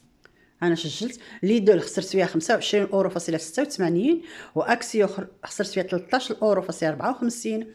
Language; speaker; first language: Arabic; native; Arabic